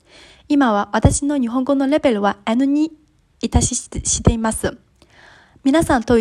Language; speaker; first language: Japanese; non-native, learner; Chinese